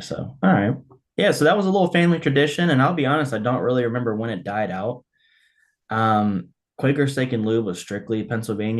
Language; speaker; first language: English; native; English